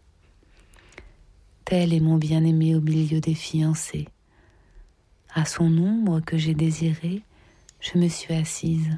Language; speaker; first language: French; native; French